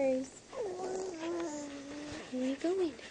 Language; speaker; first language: English; native; English